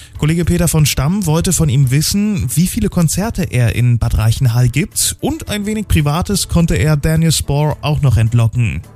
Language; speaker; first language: German; native; German